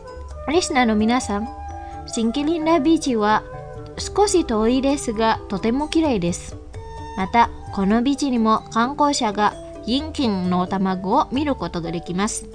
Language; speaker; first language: Japanese; non-native, fluent; Indonesian